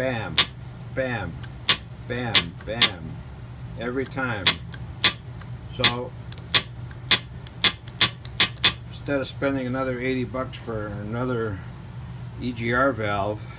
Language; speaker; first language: English; native; English